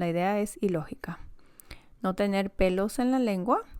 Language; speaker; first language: Spanish; non-native, fluent; English